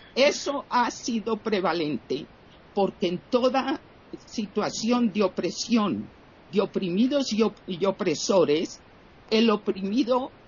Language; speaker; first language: Spanish; native; Spanish